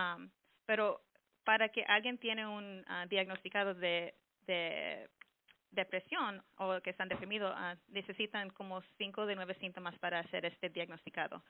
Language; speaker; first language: Spanish; early bilingual, heritage; Spanish